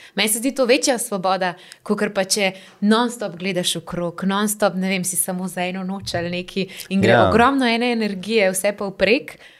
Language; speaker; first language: Slovenian; native; Slovenian